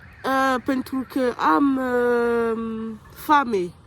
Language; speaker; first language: Romanian; non-native, learner; French